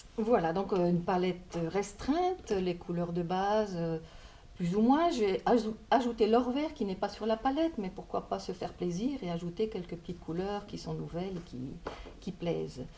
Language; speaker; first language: French; native; French